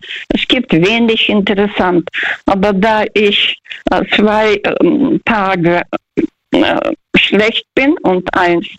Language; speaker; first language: German; early bilingual, heritage; Russian